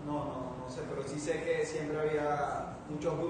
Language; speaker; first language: Spanish; native; Spanish